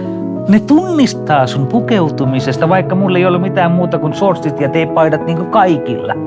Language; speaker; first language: Finnish; early bilingual, other home language; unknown